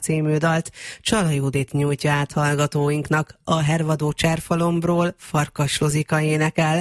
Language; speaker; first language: Hungarian; native; Hungarian